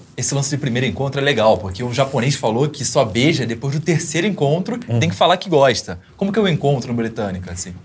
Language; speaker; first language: Portuguese; native; Portuguese